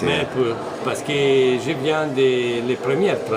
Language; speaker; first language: French; non-native, fluent; Italian